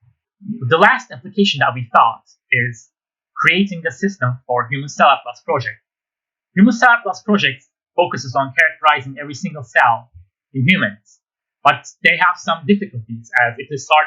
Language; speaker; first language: English; non-native, fluent; Turkish